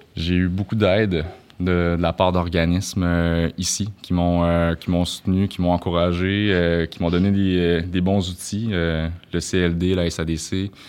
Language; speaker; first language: French; native; French